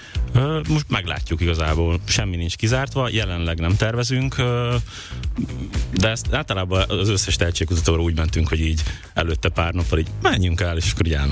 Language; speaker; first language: Hungarian; native; Hungarian